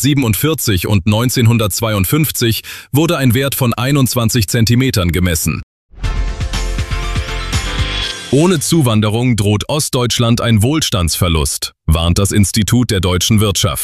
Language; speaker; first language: German; native; German